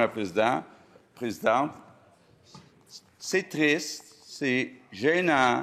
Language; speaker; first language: French; native; French